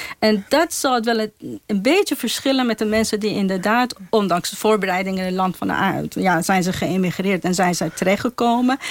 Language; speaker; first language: Dutch; non-native, fluent; Persian